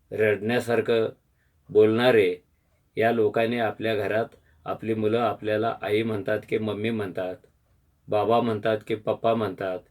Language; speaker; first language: Marathi; native; Marathi